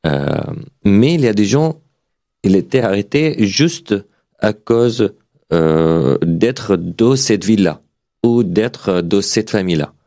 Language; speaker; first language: French; non-native, fluent; Arabic